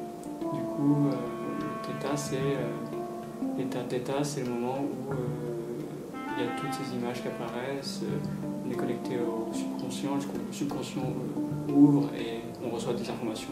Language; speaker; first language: French; native; French